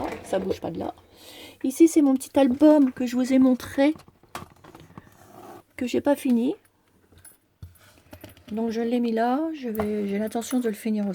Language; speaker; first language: French; native; French